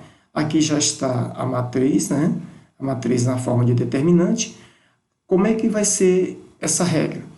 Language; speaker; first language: Portuguese; native; Portuguese